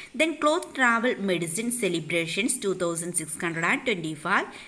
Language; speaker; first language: English; non-native, local second language; Malayalam